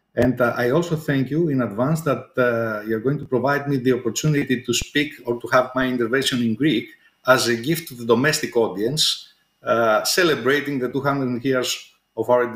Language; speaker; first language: English; non-native, fluent; Greek